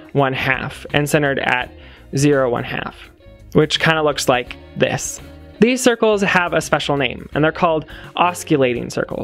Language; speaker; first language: English; native; English